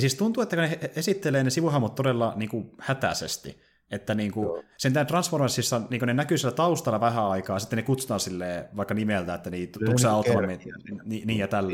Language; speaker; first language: Finnish; native; Finnish